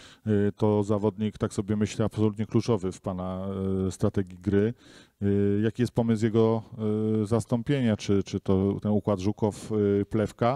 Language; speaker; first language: Polish; native; Polish